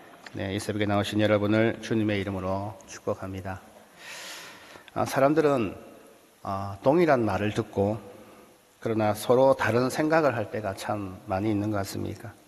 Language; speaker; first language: Korean; native; Korean